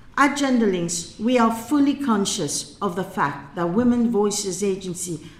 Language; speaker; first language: English; non-native, local second language; Morisyen